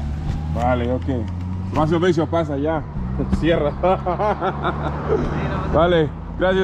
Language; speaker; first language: Spanish; non-native, learner; English